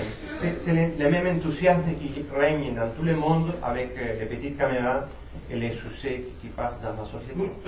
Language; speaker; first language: French; non-native, fluent; Spanish